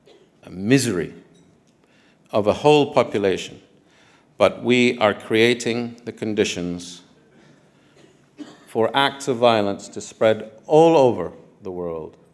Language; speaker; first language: English; non-native, fluent; Arabic